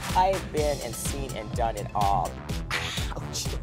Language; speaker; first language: English; native; English